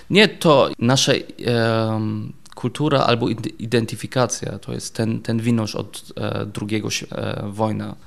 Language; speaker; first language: Polish; non-native, learner; German